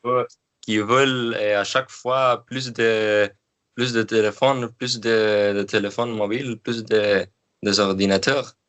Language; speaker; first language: French; non-native, learner; Spanish